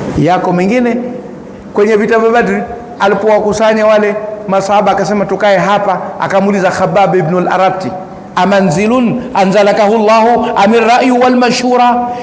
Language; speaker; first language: Swahili; native; Swahili